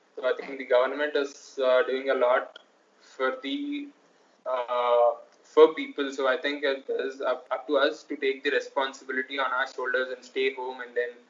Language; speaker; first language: English; non-native, local second language; Telugu